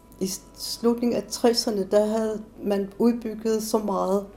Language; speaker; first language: Danish; non-native, local second language; Kalaallisut